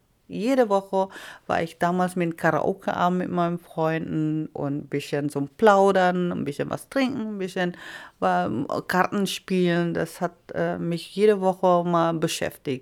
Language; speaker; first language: German; non-native, fluent; Iloko